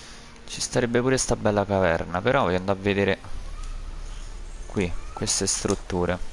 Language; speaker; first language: Italian; native; Italian